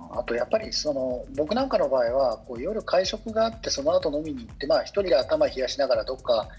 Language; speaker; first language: Japanese; native; Japanese